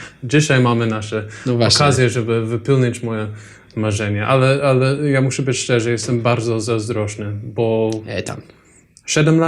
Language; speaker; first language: Polish; non-native, learner; English